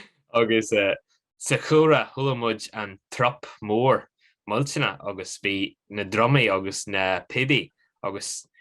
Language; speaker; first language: Irish; non-native, local second language; English